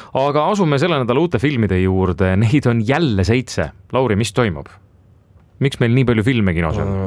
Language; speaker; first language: Estonian; native; Estonian